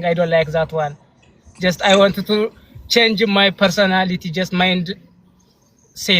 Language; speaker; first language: English; non-native, learner; Amharic